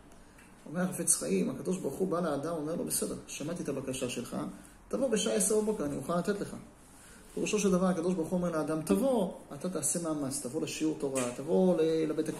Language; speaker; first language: Hebrew; native; Hebrew